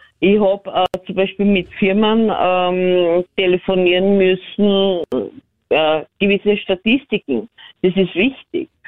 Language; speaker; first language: German; native; German